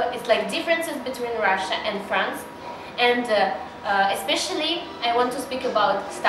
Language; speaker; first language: English; non-native, learner; Russian